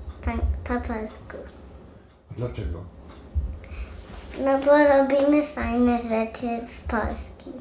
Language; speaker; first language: Polish; early bilingual, heritage; Polish